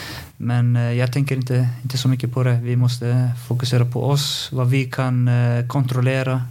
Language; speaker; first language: Swedish; non-native, fluent; Icelandic